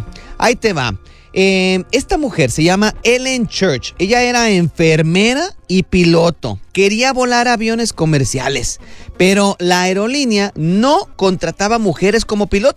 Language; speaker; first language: Spanish; native; Spanish